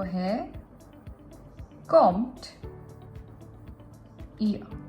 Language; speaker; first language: German; non-native, learner; Gujarati